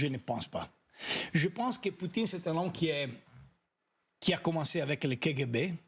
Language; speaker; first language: French; non-native, fluent; Italian